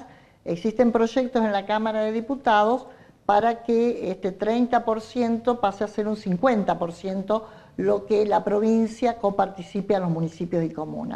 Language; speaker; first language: Spanish; native; Spanish